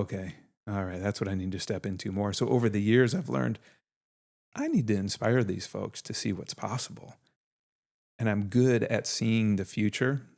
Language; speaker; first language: English; native; English